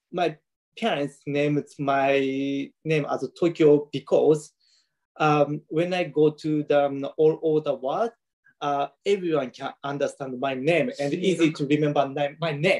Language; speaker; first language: English; non-native, learner; Japanese